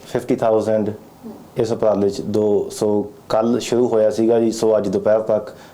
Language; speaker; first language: Punjabi; native; Punjabi